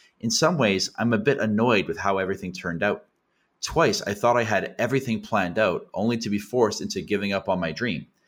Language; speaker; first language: English; native; English